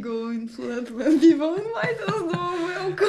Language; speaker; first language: English; non-native, learner; Russian